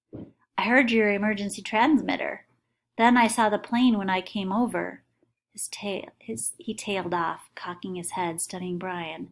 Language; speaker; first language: English; native; English